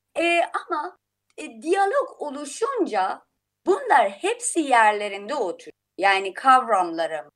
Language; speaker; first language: Turkish; non-native, fluent; Persian